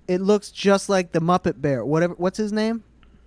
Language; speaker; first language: English; native; English